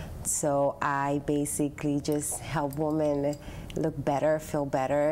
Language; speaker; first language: English; early bilingual, other home language; Spanish